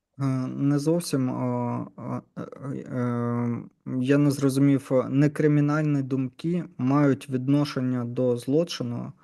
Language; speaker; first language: Ukrainian; non-native, learner; Russian